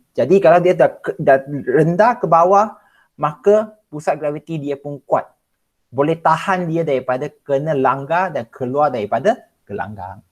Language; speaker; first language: Malay; non-native, local second language; Chinese